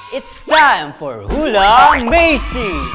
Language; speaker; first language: English; non-native, local second language; Filipino